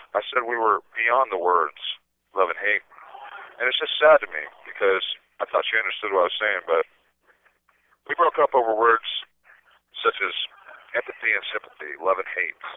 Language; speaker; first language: English; native; English